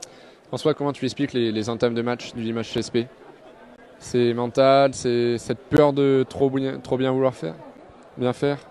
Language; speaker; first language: French; native; French